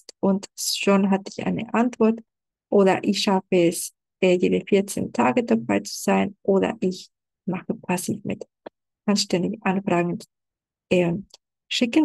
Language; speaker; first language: German; non-native, fluent; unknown